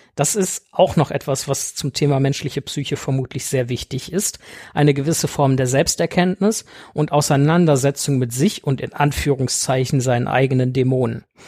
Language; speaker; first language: German; native; German